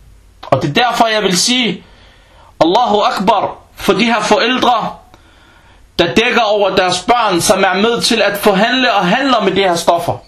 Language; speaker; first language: Danish; early bilingual, other home language; Arabic